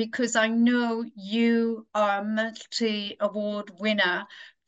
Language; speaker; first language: English; native; English